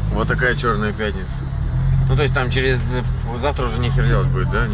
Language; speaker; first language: Russian; native; Russian